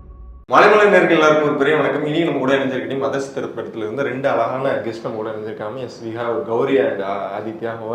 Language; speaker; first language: Tamil; native; Tamil